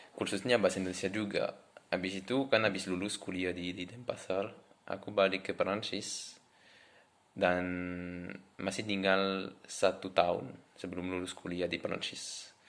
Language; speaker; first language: Indonesian; non-native, fluent; French